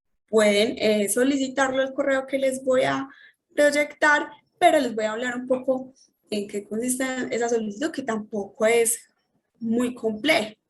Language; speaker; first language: Spanish; native; Spanish